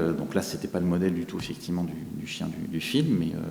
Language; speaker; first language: French; native; French